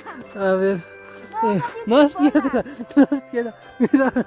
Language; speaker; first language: Spanish; non-native, learner; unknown